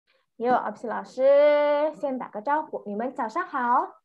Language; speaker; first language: Chinese; non-native, fluent; Indonesian